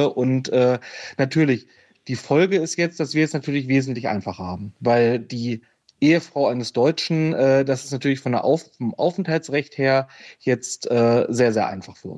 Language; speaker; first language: German; native; German